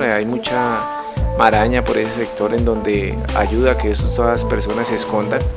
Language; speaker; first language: Spanish; native; Spanish